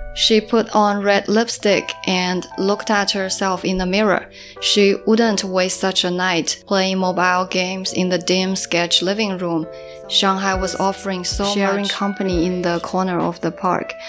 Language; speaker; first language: English; non-native, fluent; Chinese